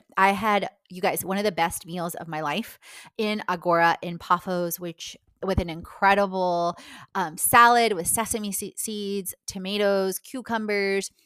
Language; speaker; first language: English; non-native, fluent; Polish